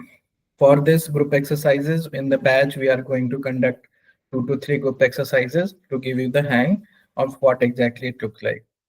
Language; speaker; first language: English; non-native, local second language; Hindi